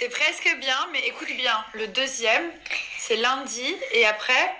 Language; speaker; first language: French; native; French